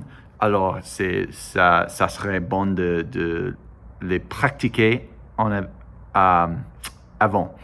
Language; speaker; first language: French; non-native, learner; English